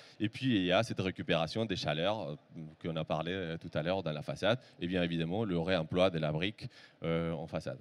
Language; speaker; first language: French; native; French